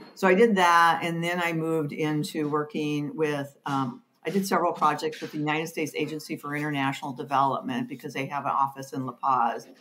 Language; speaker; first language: English; native; English